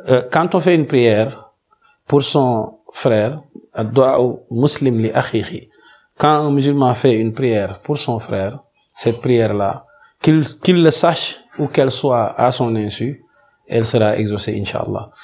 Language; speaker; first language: French; non-native, local second language; Wolof